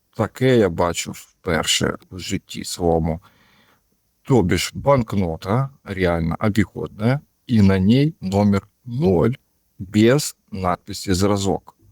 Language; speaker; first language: Ukrainian; non-native, local second language; Russian